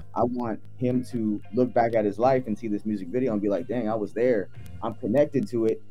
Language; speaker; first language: English; native; English